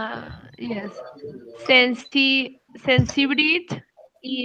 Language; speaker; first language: English; non-native, learner; Spanish